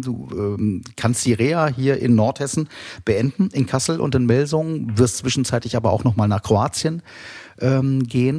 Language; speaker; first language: German; native; German